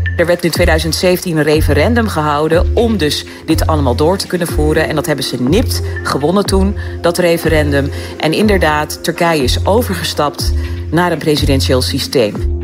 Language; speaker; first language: Dutch; early bilingual, other home language; Turkish